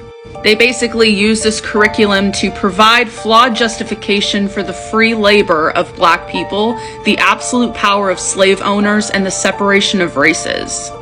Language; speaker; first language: English; native; English